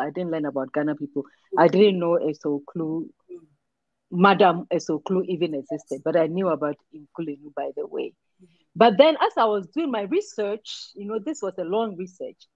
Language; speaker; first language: English; non-native, local second language; Akan